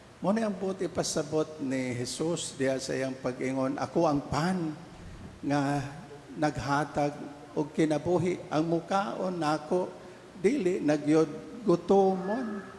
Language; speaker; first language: Cebuano; native; Cebuano